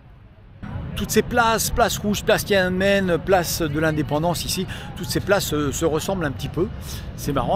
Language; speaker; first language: French; native; French